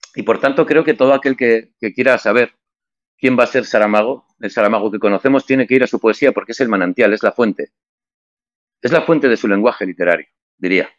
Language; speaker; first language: Spanish; native; Spanish